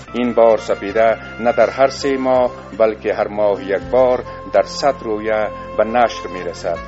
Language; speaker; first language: Persian; native; Persian